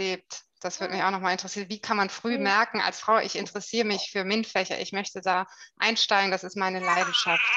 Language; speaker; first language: German; native; German